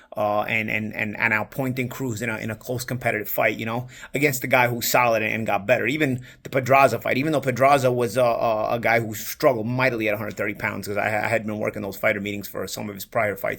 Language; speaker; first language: English; native; English